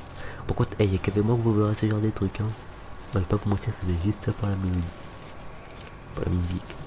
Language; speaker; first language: French; native; French